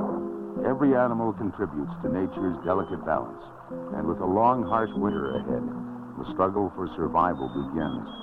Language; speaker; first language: English; native; English